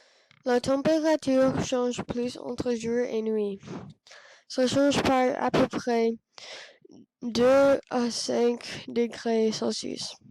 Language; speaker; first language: French; non-native, learner; English